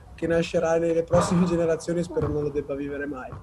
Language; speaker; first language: Italian; native; Italian